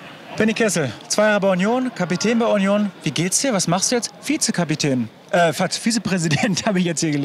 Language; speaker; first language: German; native; German